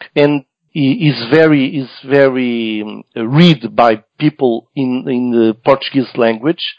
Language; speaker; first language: English; non-native, learner; Portuguese